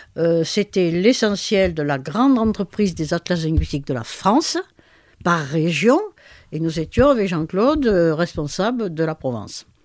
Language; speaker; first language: French; native; French